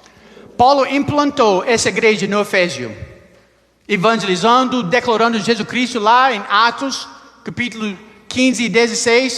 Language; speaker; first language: Portuguese; non-native, learner; English